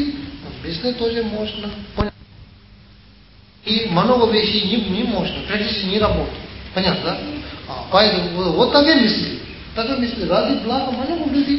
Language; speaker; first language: Russian; non-native, learner; Tibetan